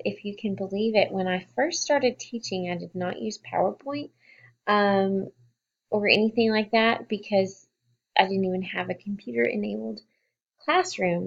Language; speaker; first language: English; native; English